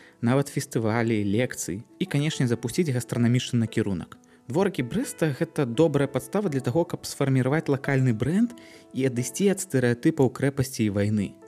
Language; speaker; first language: Belarusian; native; Belarusian